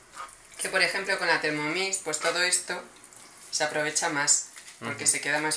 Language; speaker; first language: Spanish; native; Spanish